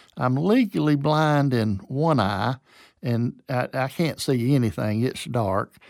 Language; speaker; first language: English; native; English